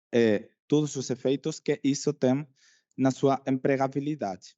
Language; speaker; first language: Portuguese; non-native, fluent; Spanish